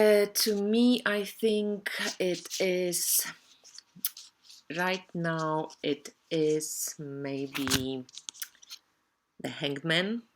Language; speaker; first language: English; non-native, fluent; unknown